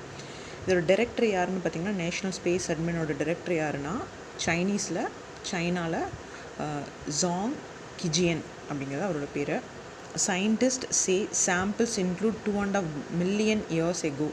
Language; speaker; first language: Tamil; native; Tamil